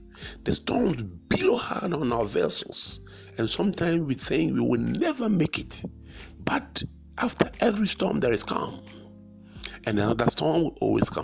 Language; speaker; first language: English; non-native, local second language; Akan